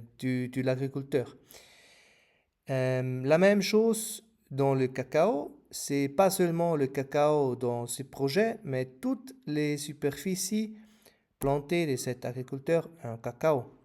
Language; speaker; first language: French; non-native, fluent; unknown